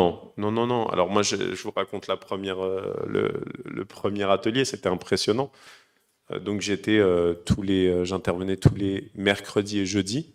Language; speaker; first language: French; native; French